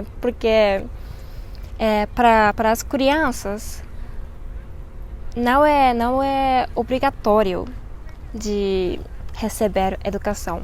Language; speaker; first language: Portuguese; non-native, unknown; Japanese